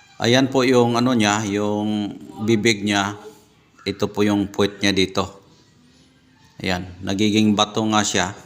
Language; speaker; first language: Filipino; non-native, local second language; Cebuano